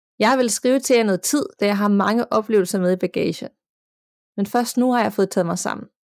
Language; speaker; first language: Danish; native; Danish